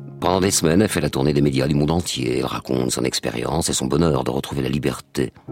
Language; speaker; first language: French; native; French